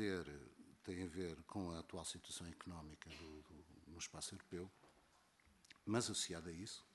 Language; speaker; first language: Portuguese; native; Portuguese